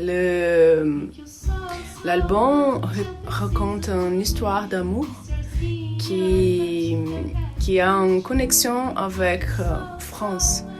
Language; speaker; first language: French; non-native, learner; Portuguese